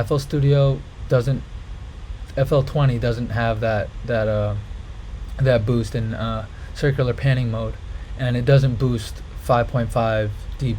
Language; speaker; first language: English; native; English